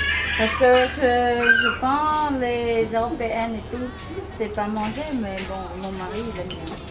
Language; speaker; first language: French; non-native, learner; Khmer